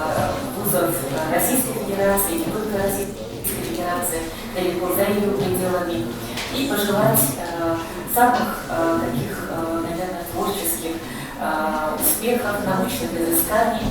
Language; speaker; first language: Russian; native; Russian